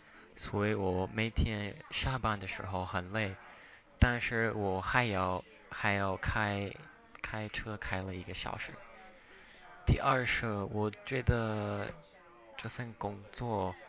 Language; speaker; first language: Chinese; non-native, fluent; English